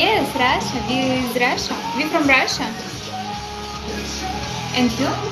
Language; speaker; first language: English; non-native, learner; Russian